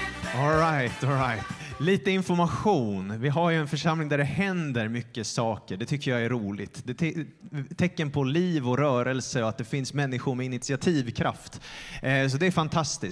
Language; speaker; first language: Swedish; native; Swedish